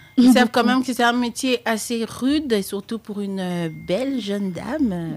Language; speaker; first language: French; non-native, local second language; Lingala